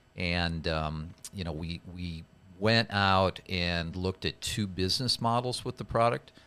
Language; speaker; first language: English; native; English